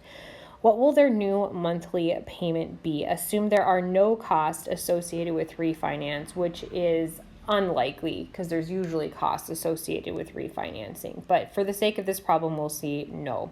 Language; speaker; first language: English; native; English